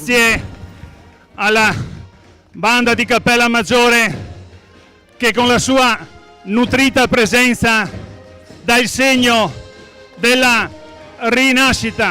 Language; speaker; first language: Italian; native; Italian